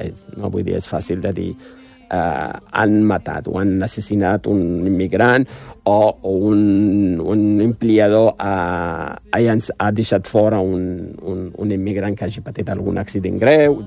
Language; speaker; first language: Catalan; non-native, fluent; Arabic